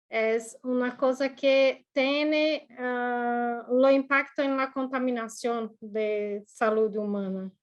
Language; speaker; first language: Spanish; non-native, learner; Portuguese